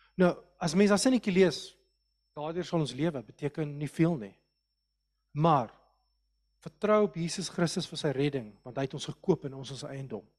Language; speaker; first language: Afrikaans; native; Afrikaans